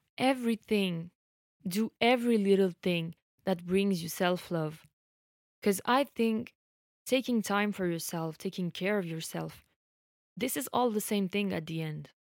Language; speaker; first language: English; non-native, fluent; French